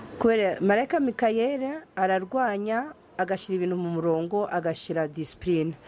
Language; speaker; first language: Kinyarwanda; early bilingual, heritage; Kinyarwanda